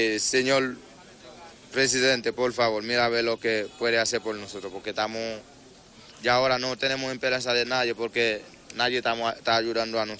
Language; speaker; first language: Spanish; non-native, learner; Haitian Creole